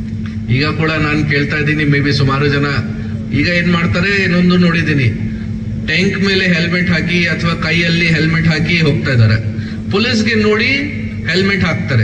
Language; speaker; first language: Kannada; non-native, learner; Hindi